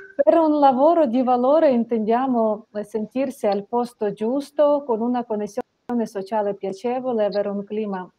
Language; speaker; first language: Italian; non-native, fluent; Ukrainian